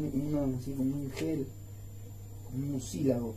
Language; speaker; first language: Spanish; native; Spanish